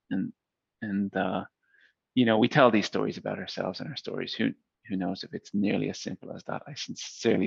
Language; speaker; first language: English; native; English